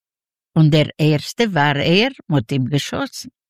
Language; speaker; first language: German; non-native, learner; Yiddish